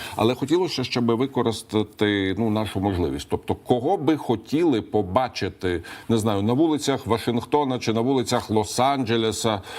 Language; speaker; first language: Ukrainian; native; Ukrainian